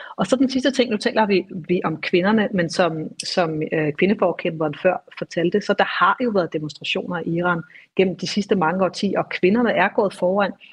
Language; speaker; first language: Danish; native; Danish